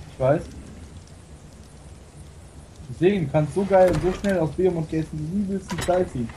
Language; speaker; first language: German; native; German